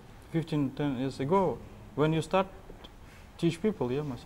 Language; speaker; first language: English; non-native, learner; Russian